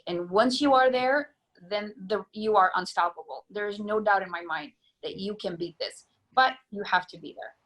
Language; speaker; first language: English; non-native, fluent; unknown